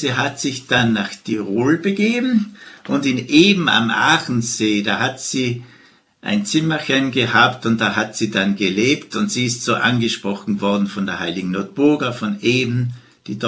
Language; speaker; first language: German; native; German